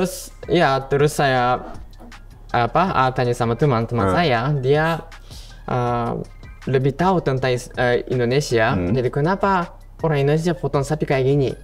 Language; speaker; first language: Indonesian; non-native, fluent; Japanese